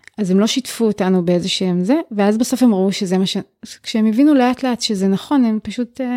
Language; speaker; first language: Hebrew; native; Hebrew